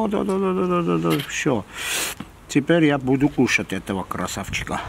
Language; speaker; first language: Russian; non-native, fluent; Armenian